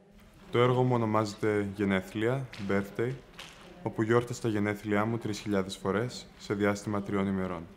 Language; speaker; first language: Greek; native; Greek